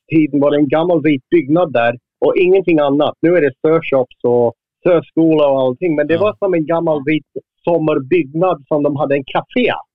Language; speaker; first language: Swedish; non-native, fluent; English